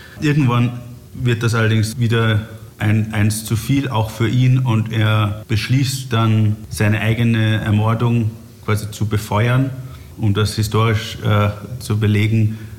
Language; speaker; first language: German; native; German